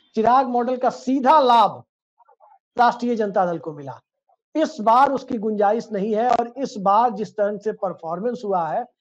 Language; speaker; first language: Hindi; native; Hindi